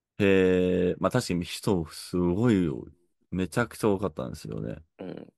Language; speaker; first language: Japanese; native; Japanese